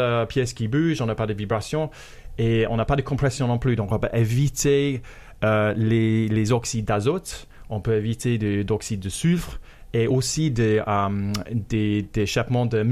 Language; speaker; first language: French; non-native, fluent; English